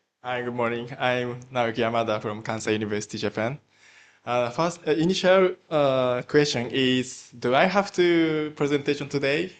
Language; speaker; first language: English; non-native, learner; Japanese